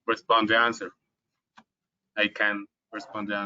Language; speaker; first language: English; non-native, local second language; Spanish